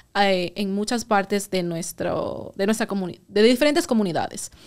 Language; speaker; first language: Spanish; early bilingual, heritage; Spanish